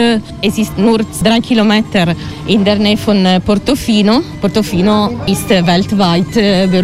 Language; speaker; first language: German; non-native, learner; Italian